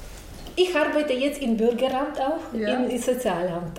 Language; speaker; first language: German; non-native, learner; Ukrainian